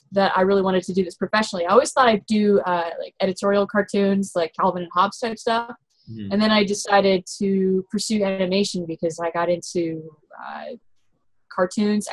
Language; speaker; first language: English; native; English